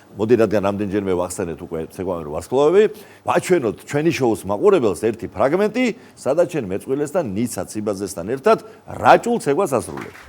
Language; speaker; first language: Georgian; native; Georgian